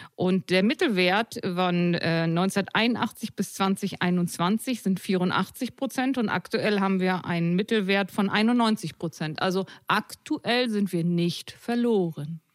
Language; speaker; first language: German; native; German